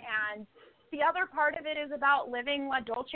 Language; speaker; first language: English; native; English